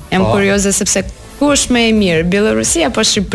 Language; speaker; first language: Albanian; non-native, learner; Belarusian